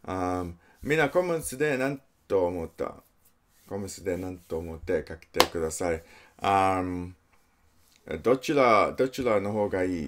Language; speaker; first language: Japanese; non-native, learner; English